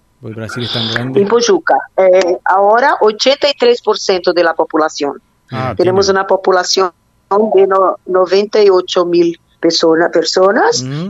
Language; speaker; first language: Spanish; non-native, learner; Portuguese